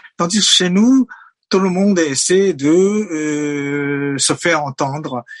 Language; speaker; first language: French; non-native, fluent; Chinese